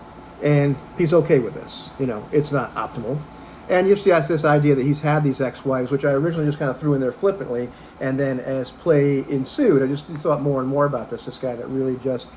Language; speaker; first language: English; native; English